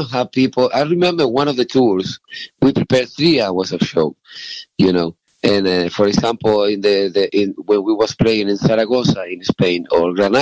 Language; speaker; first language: English; non-native, fluent; Spanish